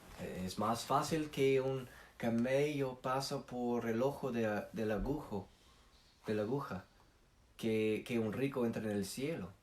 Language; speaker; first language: Spanish; non-native, fluent; English